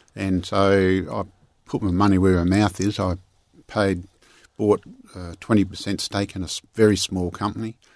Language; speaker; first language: English; native; English